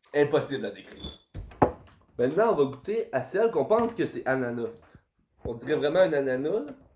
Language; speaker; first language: French; native; French